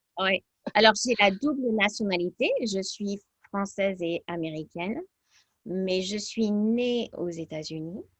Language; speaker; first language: French; early bilingual, other home language; English